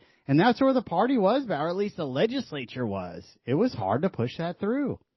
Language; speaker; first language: English; native; English